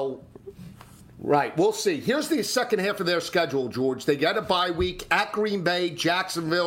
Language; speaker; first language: English; native; English